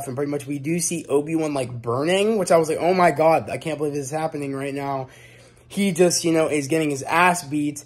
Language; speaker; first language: English; native; English